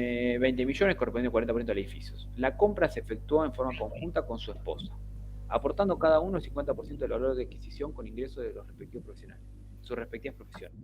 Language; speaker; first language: Spanish; native; Spanish